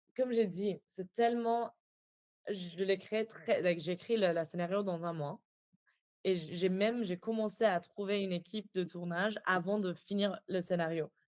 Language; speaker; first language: French; non-native, fluent; Persian